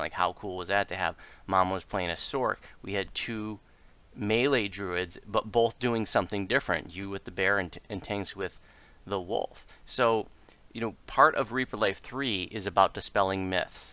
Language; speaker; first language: English; native; English